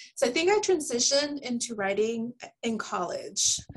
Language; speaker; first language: English; early bilingual, other home language; Spanish